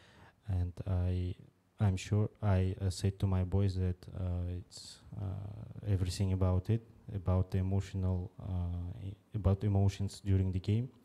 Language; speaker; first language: English; non-native, fluent; Uzbek